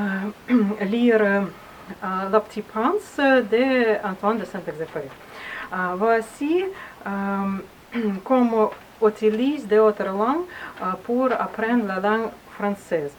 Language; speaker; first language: French; non-native, learner; Russian